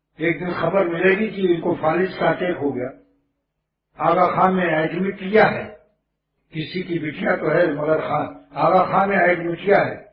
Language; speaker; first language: Urdu; native; Urdu